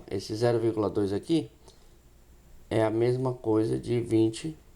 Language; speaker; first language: Portuguese; native; Portuguese